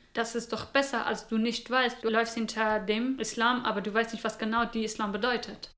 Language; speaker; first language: German; non-native, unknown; Persian